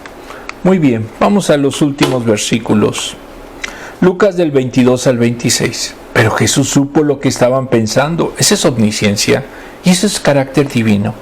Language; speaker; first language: Spanish; native; Spanish